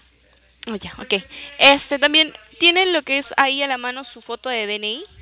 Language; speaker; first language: Spanish; native; Spanish